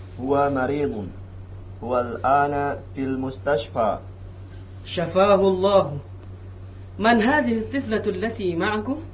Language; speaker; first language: Arabic; non-native, learner; Indonesian